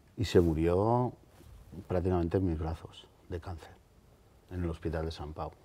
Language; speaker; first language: Spanish; native; Spanish